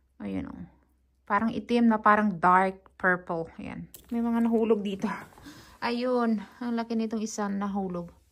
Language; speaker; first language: Filipino; non-native, local second language; Hiligaynon